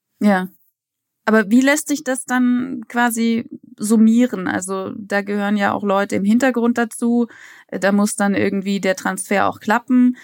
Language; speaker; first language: German; native; German